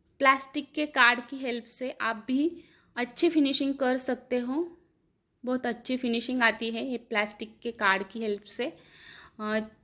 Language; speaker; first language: Hindi; non-native, local second language; Marathi